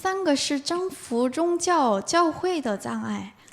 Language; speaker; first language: Chinese; non-native, fluent; Korean